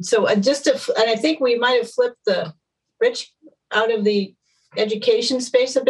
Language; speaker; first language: English; native; English